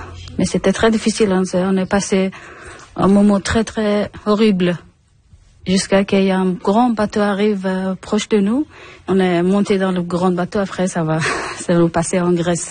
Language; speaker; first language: French; non-native, learner; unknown